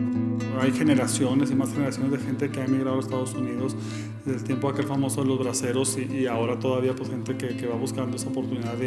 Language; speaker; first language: Spanish; native; Spanish